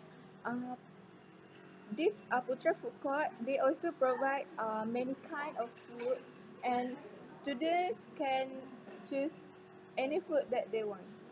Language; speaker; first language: English; non-native, local second language; Malay